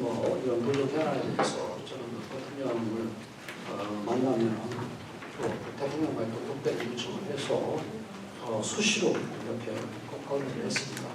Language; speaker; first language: Korean; native; Korean